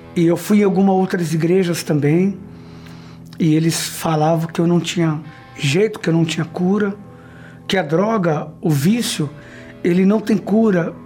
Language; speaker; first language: Portuguese; native; Portuguese